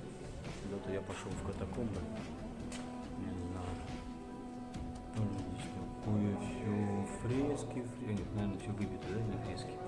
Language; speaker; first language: Russian; native; Russian